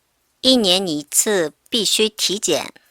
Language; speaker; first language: Chinese; non-native, fluent; Korean